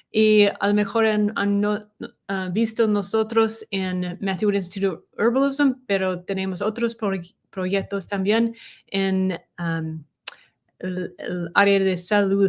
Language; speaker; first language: Spanish; non-native, learner; English